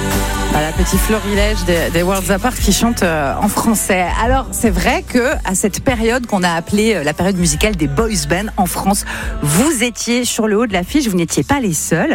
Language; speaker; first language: French; native; French